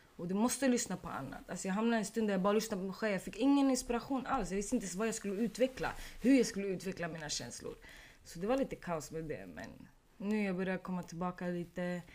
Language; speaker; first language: Swedish; early bilingual, other home language; Arabic